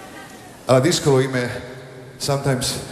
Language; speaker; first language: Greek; non-native, learner; Serbian